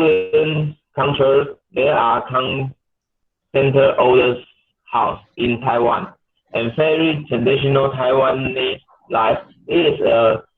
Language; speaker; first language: English; non-native, learner; Chinese